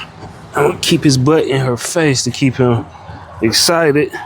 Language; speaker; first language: English; native; English